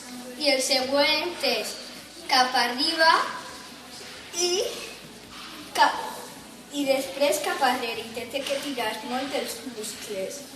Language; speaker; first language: Catalan; non-native, local second language; Spanish